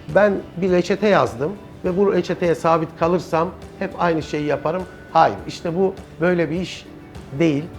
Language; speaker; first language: Turkish; native; Turkish